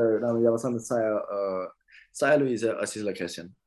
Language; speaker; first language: Danish; native; Danish